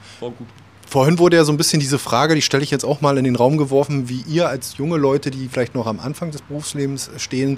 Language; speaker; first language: German; native; German